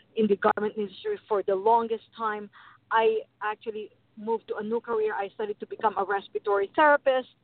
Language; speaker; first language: English; non-native, local second language; Filipino